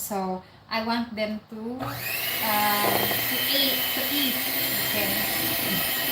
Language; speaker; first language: English; non-native, local second language; Cebuano